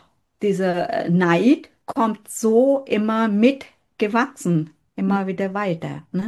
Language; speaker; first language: German; non-native, fluent; Sinhala